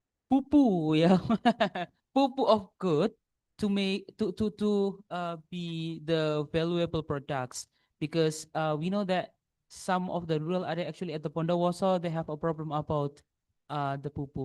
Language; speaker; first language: English; non-native, local second language; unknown